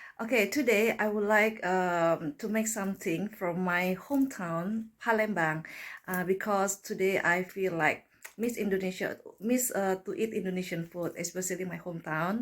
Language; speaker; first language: English; non-native, learner; Indonesian